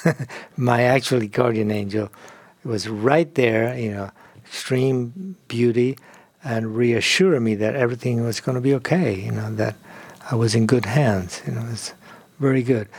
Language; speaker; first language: English; non-native, fluent; Spanish